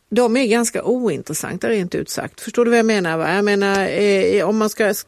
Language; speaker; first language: Swedish; native; Swedish